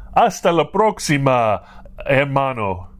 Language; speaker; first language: Spanish; non-native, learner; English